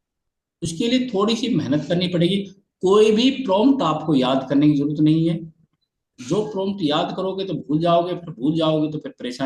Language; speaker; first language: Hindi; native; Hindi